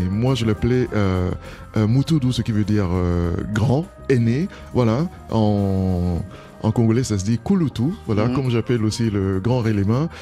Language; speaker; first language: French; non-native, local second language; Duala